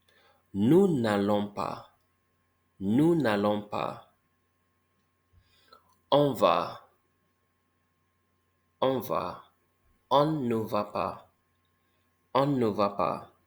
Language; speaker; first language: French; non-native, fluent; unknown